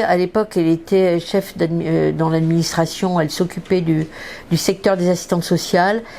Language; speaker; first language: French; native; French